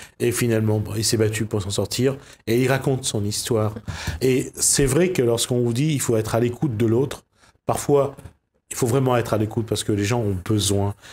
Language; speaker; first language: French; native; French